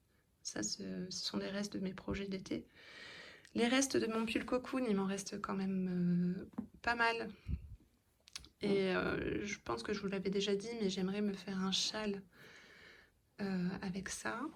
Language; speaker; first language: French; native; French